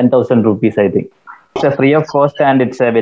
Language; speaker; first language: English; non-native, local second language; Malayalam